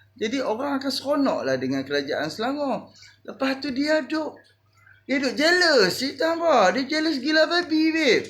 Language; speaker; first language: Malay; native; Malay